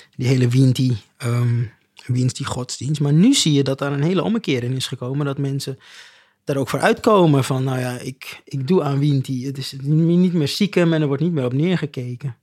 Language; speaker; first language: Dutch; native; Dutch